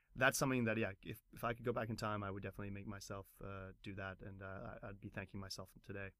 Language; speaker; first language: English; native; English